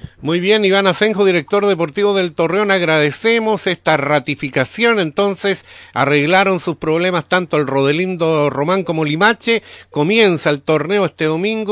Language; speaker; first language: Spanish; native; Spanish